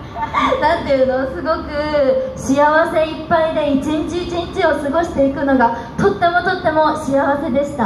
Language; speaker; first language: Japanese; native; Japanese